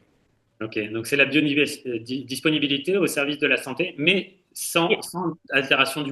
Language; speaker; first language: French; native; French